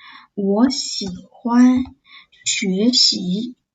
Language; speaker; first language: Chinese; non-native, fluent; English